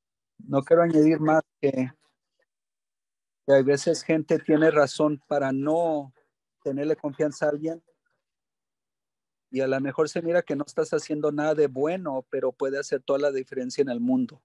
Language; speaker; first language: Spanish; early bilingual, heritage; English